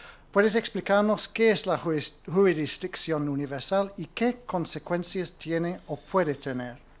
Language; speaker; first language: Spanish; non-native, fluent; English